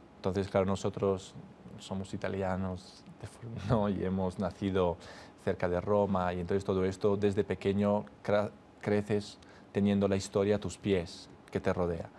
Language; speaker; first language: Spanish; non-native, fluent; Italian